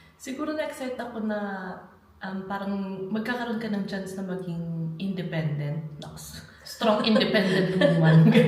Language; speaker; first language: Filipino; native; Filipino